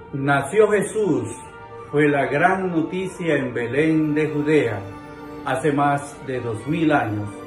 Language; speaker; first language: Spanish; native; Spanish